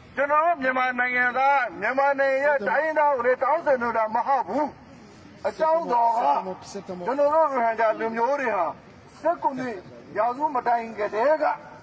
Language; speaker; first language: Burmese; non-native, local second language; Rohingya